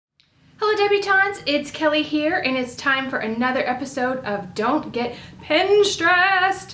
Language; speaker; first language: English; native; English